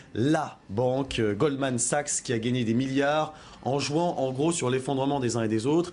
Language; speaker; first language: French; native; French